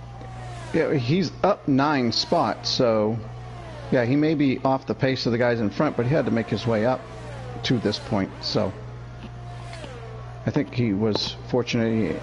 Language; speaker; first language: English; native; English